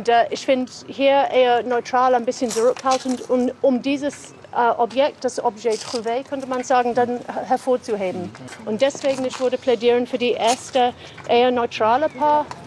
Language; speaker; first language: German; non-native, fluent; English